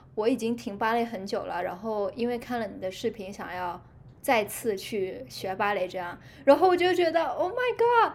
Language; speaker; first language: Chinese; non-native, local second language; Cantonese